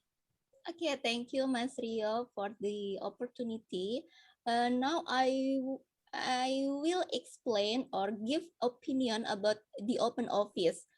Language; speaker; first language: English; non-native, learner; Indonesian